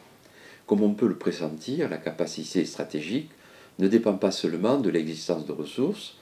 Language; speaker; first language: French; native; French